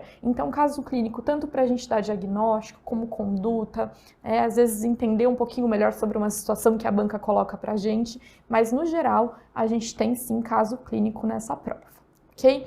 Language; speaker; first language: Portuguese; native; Portuguese